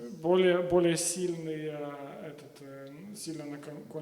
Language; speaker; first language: Russian; native; Russian